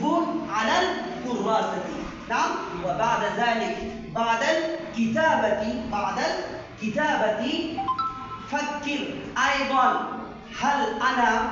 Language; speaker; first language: Arabic; non-native, fluent; Bangla